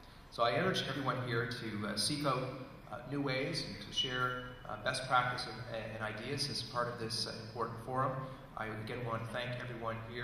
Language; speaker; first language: English; native; English